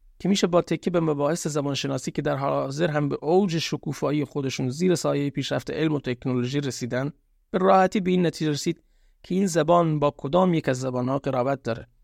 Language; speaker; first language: Persian; non-native, local second language; Baluchi